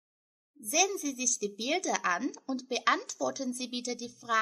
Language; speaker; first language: German; non-native, fluent; Chinese